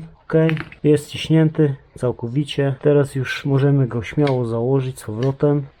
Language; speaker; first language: Polish; native; Polish